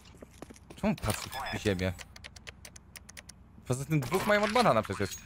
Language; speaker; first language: Polish; native; Polish